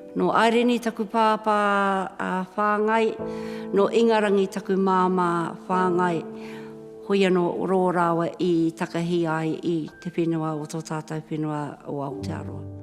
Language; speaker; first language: Māori; non-native, local second language; English